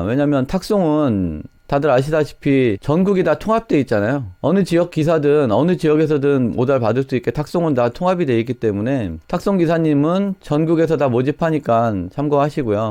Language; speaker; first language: Korean; native; Korean